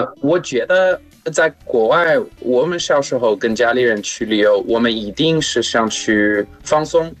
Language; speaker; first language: Chinese; non-native, fluent; Portuguese